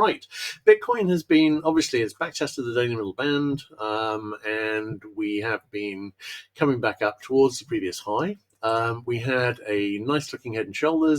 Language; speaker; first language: English; native; English